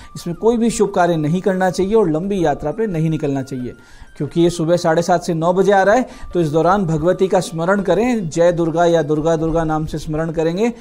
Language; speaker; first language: Hindi; native; Hindi